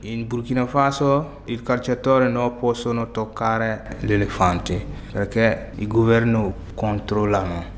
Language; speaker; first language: Italian; non-native, learner; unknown